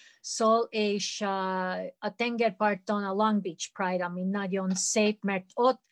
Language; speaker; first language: Hungarian; early bilingual, heritage; Hungarian